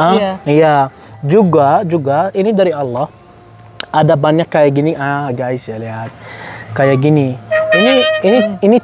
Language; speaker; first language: Indonesian; non-native, fluent; Arabic